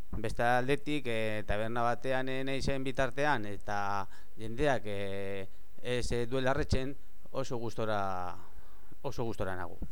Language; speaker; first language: Basque; non-native, learner; Spanish